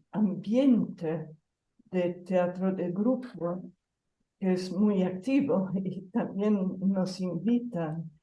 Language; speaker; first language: Spanish; non-native, fluent; Italian